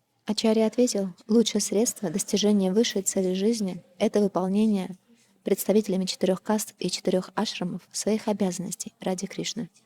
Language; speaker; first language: Russian; native; Russian